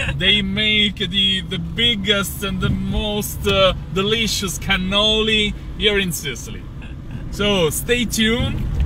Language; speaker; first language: English; non-native, fluent; Italian